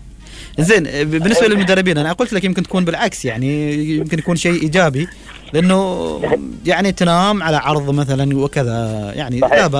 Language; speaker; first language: Arabic; native; Arabic